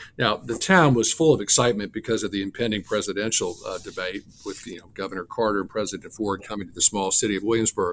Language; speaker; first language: English; native; English